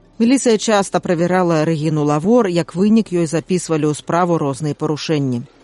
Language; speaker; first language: Belarusian; native; Belarusian